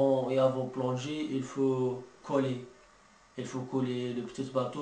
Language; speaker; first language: French; non-native, learner; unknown